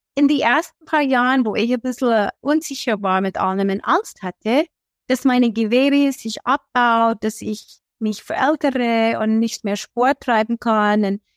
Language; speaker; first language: German; non-native, fluent; English